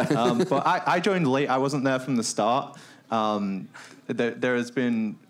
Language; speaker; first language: English; native; English